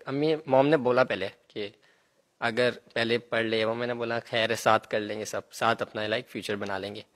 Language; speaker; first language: Urdu; early bilingual, heritage; Urdu